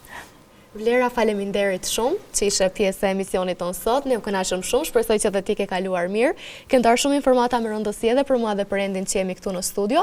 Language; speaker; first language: Albanian; native; Albanian